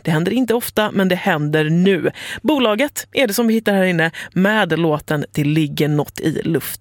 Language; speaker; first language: Swedish; native; Swedish